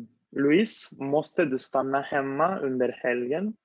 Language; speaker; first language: Swedish; non-native, fluent; Spanish